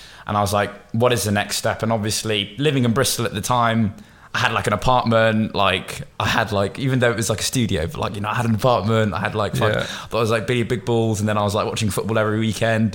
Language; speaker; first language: English; native; English